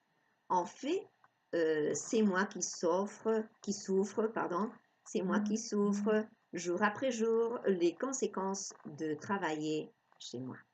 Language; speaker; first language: French; non-native, fluent; Spanish